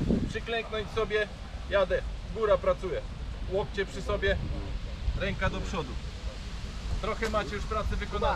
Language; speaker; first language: Polish; native; Polish